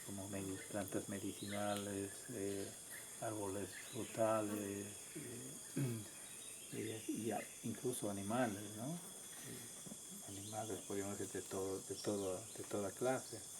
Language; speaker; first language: Spanish; non-native, local second language; Quechua